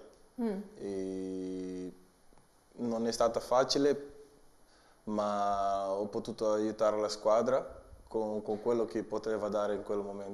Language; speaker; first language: Italian; non-native, learner; Portuguese